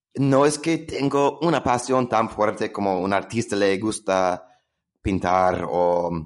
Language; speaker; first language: Spanish; non-native, fluent; English